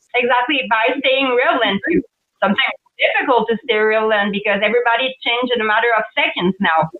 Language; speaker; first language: English; non-native, fluent; French